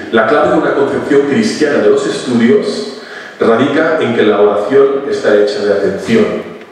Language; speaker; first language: Spanish; non-native, local second language; Catalan